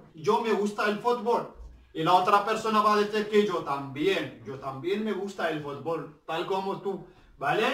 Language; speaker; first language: Spanish; non-native, learner; Arabic